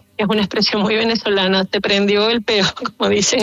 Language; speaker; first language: Spanish; native; Spanish